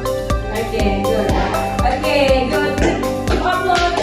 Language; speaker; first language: English; non-native, fluent; Indonesian